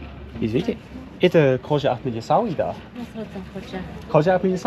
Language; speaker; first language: Russian; non-native, learner; English